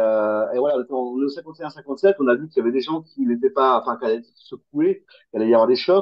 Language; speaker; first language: French; native; French